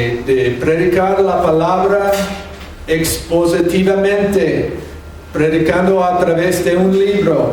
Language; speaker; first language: Spanish; non-native, fluent; English